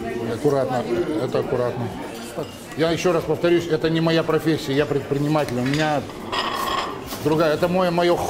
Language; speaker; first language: Russian; native; Russian